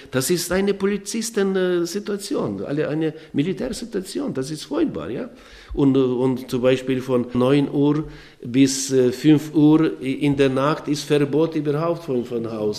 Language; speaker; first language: German; non-native, learner; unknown